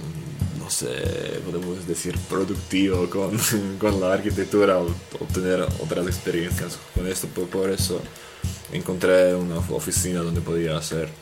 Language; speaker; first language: Spanish; non-native, fluent; Slovak